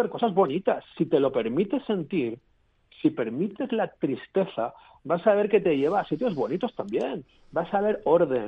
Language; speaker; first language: Spanish; native; Spanish